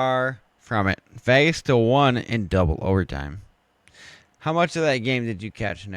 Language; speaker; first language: English; native; English